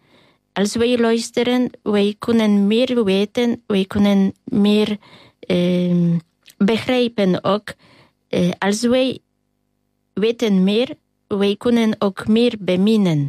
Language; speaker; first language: Dutch; non-native, learner; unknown